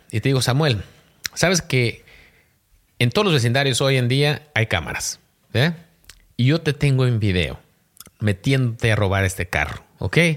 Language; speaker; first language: Spanish; native; Spanish